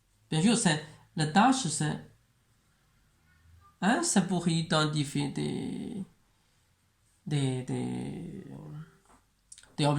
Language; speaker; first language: French; non-native, learner; Chinese